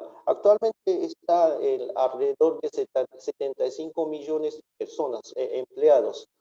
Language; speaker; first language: Spanish; non-native, fluent; Japanese